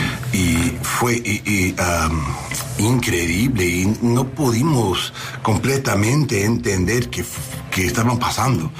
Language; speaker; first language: Spanish; non-native, learner; English